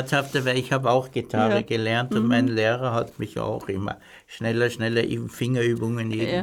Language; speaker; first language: German; native; German